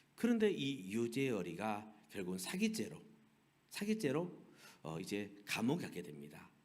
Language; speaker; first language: Korean; native; Korean